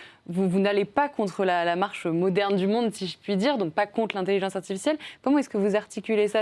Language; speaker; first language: French; native; French